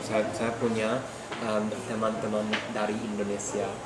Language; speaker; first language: Indonesian; non-native, learner; English